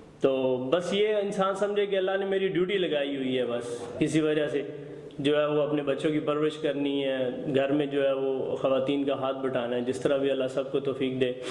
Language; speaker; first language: Urdu; non-native, local second language; Punjabi